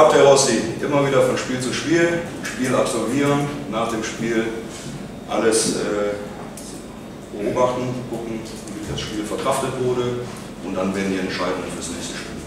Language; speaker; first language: German; native; German